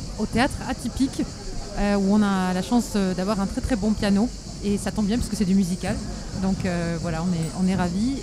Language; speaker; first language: French; non-native, fluent; Polish